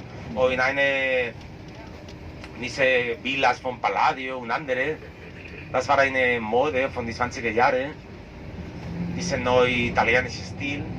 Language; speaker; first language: German; non-native, learner; Catalan